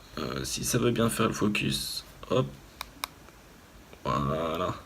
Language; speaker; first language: French; native; French